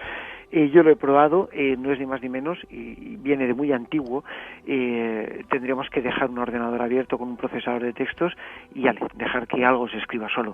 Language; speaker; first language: Spanish; native; Spanish